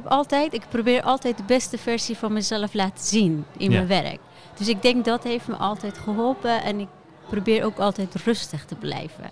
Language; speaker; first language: Dutch; non-native, fluent; Persian